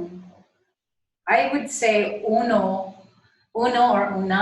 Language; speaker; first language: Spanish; non-native, learner; English